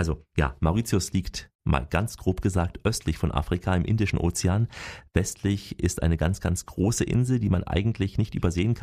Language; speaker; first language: German; native; German